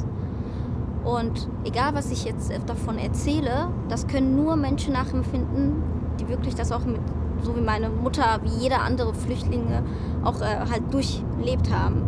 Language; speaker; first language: German; early bilingual, other home language; Persian